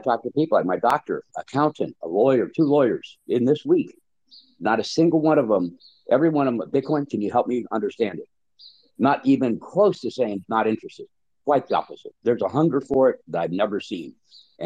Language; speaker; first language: English; native; English